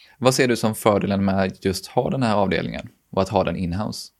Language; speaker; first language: Swedish; native; Swedish